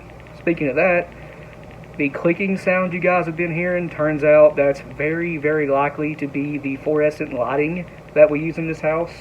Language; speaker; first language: English; native; English